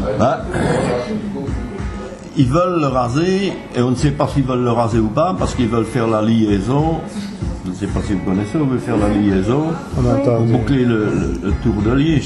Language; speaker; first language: French; native; French